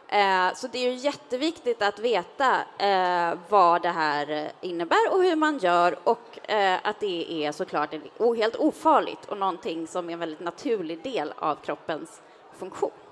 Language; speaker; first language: Swedish; native; Swedish